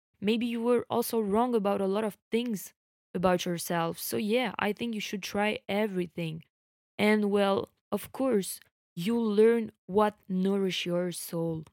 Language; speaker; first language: English; non-native, fluent; French